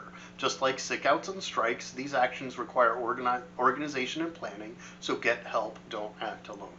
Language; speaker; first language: English; native; English